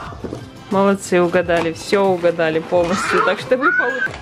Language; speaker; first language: Russian; native; Russian